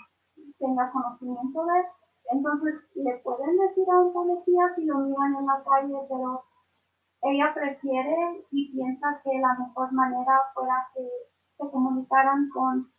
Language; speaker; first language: Spanish; early bilingual, other home language; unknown